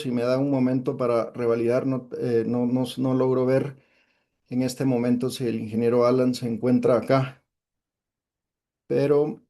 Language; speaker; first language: Spanish; native; Spanish